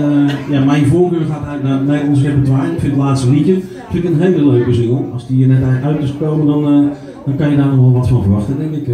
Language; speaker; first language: Dutch; native; Dutch